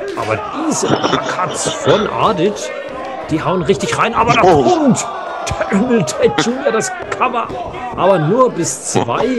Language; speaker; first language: German; native; German